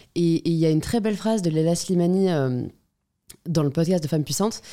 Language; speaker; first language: French; native; French